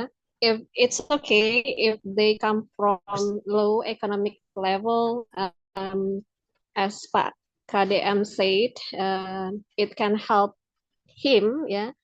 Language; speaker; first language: English; non-native, local second language; Indonesian